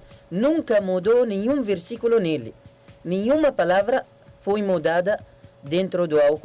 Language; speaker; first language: Portuguese; non-native, learner; Arabic